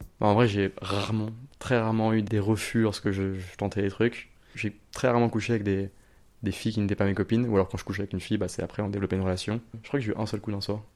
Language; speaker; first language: French; native; French